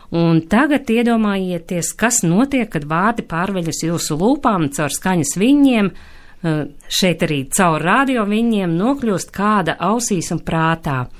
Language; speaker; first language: Latvian; native; Latvian